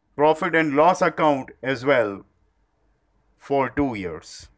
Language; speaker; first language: English; non-native, local second language; Gujarati